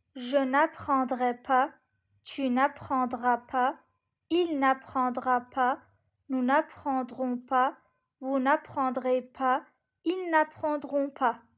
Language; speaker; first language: French; non-native, learner; Turkish